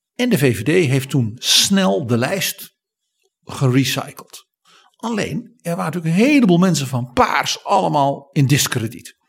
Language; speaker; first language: Dutch; native; Dutch